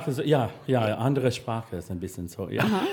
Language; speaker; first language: German; non-native, learner; English